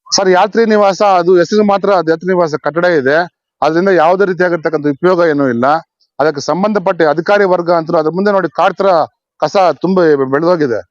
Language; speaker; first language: Kannada; native; Kannada